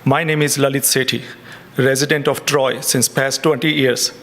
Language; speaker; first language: English; non-native, fluent; German